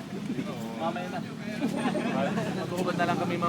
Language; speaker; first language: Filipino; non-native, learner; English